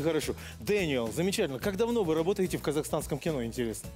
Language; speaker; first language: Russian; native; Russian